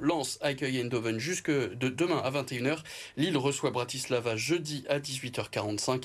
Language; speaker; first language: French; native; French